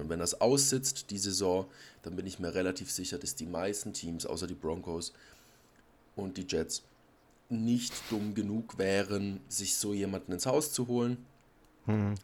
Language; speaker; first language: German; native; German